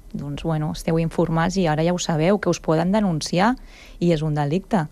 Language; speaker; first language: Catalan; native; Catalan